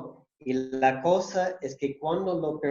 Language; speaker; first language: Spanish; non-native, fluent; English